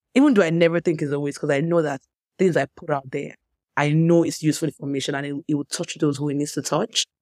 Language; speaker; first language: English; non-native, local second language; Yoruba